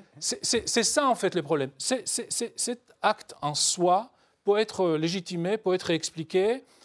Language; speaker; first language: French; non-native, fluent; Hebrew